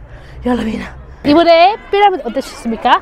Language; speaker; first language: Korean; non-native, fluent; Arabic